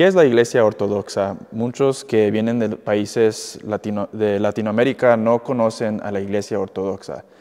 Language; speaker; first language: Spanish; early bilingual, heritage; English